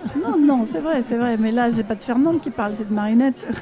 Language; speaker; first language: French; non-native, fluent; Arabic